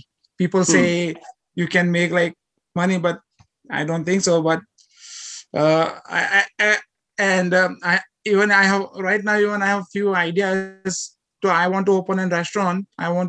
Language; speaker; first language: English; non-native, local second language; Gujarati